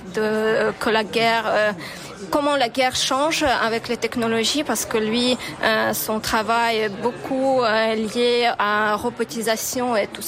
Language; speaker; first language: French; non-native, fluent; Ukrainian